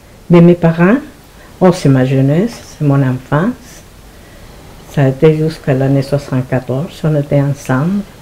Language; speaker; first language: French; non-native, fluent; Spanish